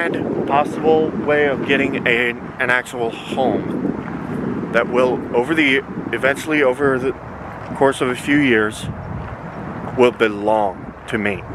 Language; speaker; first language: English; native; English